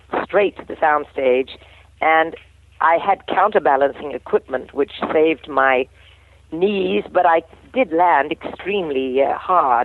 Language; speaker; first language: English; native; English